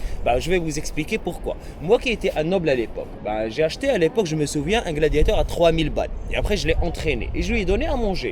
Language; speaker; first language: French; non-native, local second language; Arabic